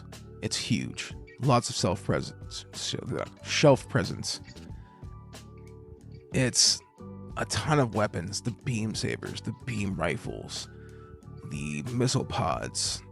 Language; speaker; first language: English; native; English